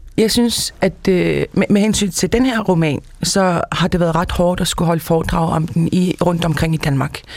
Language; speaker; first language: Danish; non-native, local second language; Kalaallisut